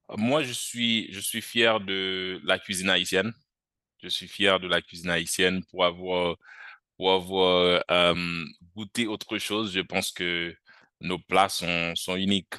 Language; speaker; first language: French; non-native, local second language; Haitian Creole